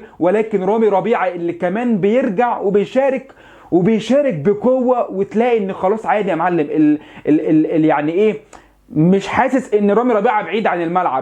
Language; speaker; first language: Arabic; native; Arabic